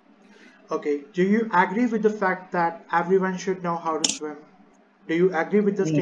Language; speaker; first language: English; non-native, local second language; Hindi